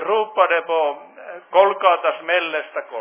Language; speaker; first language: Swedish; non-native, fluent; Finnish